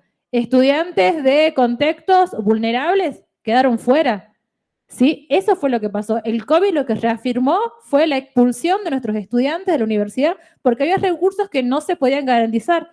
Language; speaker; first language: Spanish; native; Spanish